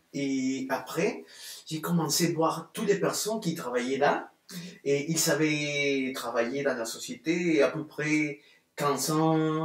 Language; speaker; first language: French; non-native, fluent; Spanish